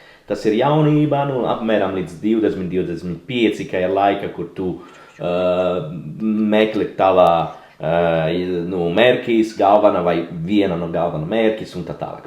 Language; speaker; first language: Latvian; non-native, learner; Italian